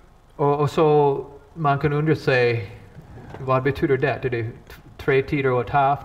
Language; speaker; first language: Swedish; non-native, fluent; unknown